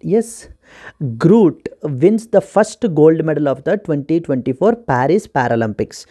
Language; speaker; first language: English; non-native, local second language; Telugu